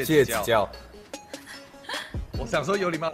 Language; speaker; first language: Chinese; native; Chinese